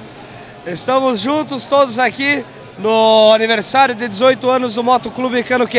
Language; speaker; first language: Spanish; non-native, learner; Portuguese